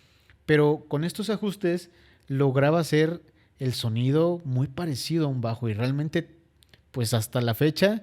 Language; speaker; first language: Spanish; native; Spanish